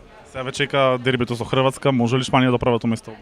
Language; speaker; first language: Macedonian; native; Macedonian